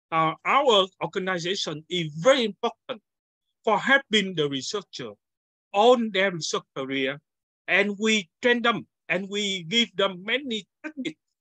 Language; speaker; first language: English; non-native, learner; Vietnamese